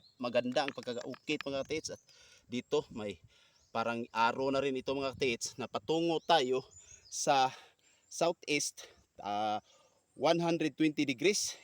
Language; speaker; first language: Filipino; non-native, local second language; Cebuano